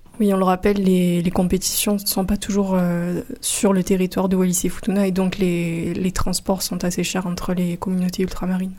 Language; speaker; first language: French; native; French